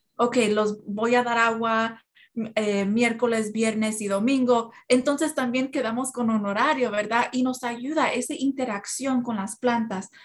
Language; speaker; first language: Spanish; early bilingual, heritage; Spanish